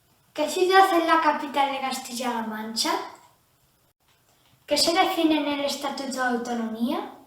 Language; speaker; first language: Spanish; native; Spanish